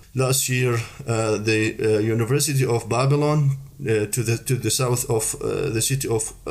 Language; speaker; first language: English; non-native, fluent; Arabic